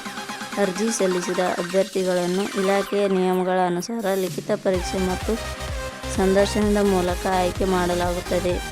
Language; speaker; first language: Kannada; native; Kannada